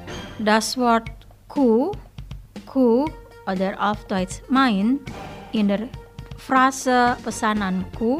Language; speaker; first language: German; non-native, fluent; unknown